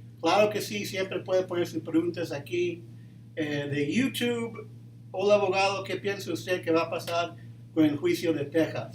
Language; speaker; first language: Spanish; early bilingual, heritage; Spanish